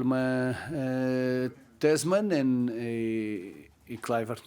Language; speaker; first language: French; non-native, learner; Portuguese